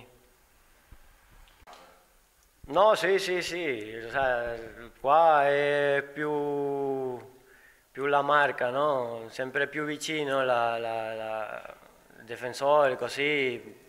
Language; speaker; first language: Italian; non-native, learner; Spanish